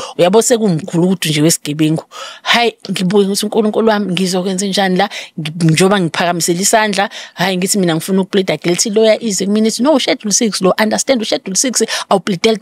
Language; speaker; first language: Zulu; native; Zulu